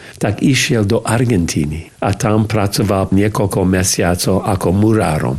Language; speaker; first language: Slovak; early bilingual, heritage; English